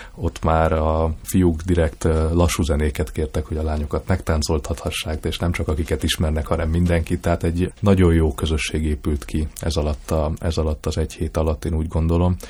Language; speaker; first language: Hungarian; native; Hungarian